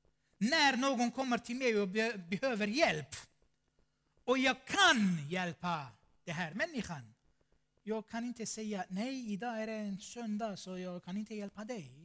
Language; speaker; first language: Swedish; non-native, fluent; Armenian